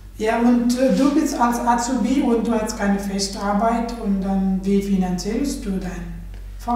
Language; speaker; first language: German; non-native, learner; Nepali